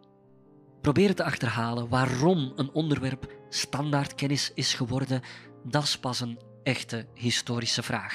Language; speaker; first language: Dutch; native; Dutch